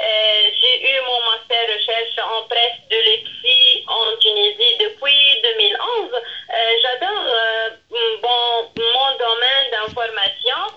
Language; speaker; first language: French; non-native, local second language; Arabic